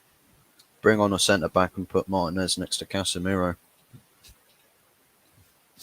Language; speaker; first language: English; native; English